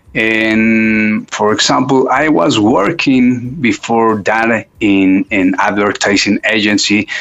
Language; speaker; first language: English; non-native, fluent; Spanish